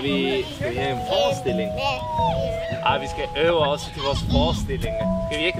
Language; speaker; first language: Danish; non-native, fluent; Italian